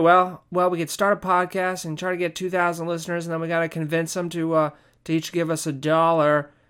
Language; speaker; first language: English; native; English